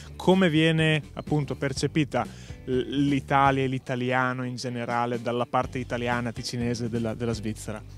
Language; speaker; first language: Italian; native; Italian